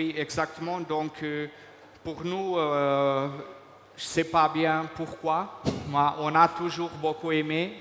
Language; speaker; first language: French; non-native, fluent; Portuguese